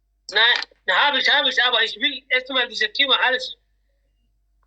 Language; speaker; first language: German; non-native, learner; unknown